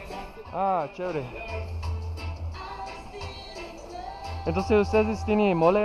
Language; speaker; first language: Spanish; non-native, learner; English